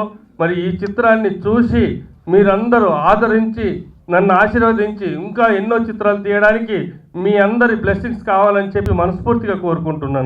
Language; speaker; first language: Telugu; native; Telugu